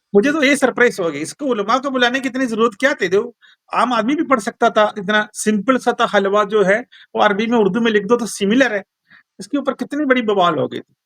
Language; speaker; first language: Hindi; non-native, local second language; Malayalam